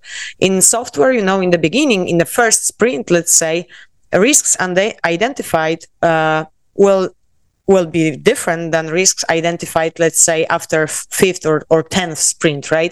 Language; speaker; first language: English; non-native, fluent; Polish